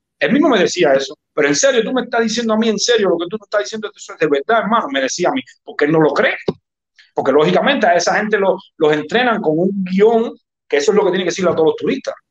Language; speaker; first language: Spanish; native; Spanish